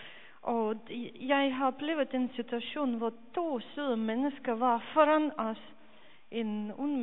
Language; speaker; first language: Danish; non-native, fluent; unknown